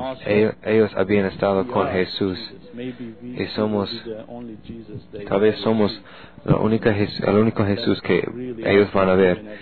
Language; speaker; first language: Spanish; non-native, learner; English